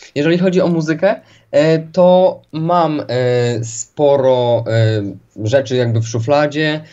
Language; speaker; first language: Polish; native; Polish